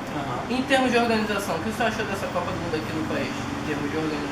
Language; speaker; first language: Portuguese; native; Portuguese